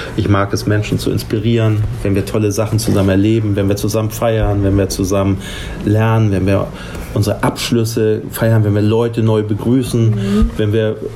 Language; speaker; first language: German; native; German